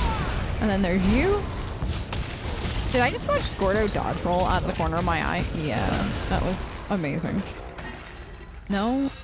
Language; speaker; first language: English; native; English